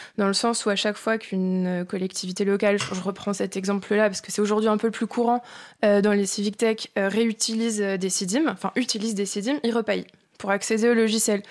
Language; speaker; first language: French; native; French